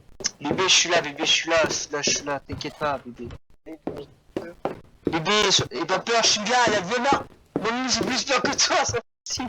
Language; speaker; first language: French; native; French